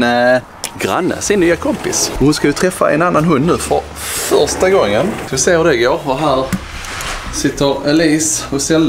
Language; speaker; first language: Swedish; native; Swedish